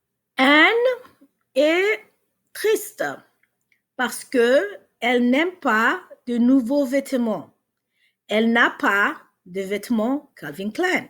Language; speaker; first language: French; non-native, fluent; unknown